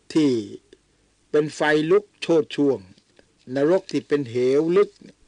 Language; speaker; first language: Thai; native; Thai